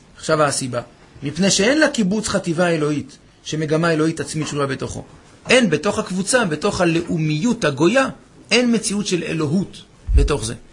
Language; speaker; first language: Hebrew; native; Hebrew